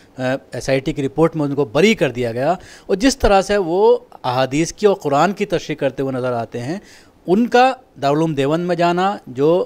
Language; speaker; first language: Urdu; native; Urdu